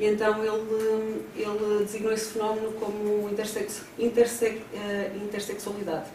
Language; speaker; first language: Portuguese; native; Portuguese